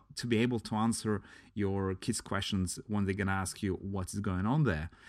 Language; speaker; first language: English; non-native, fluent; Latvian